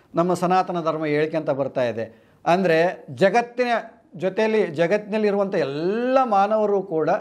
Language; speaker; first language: Kannada; non-native, local second language; Telugu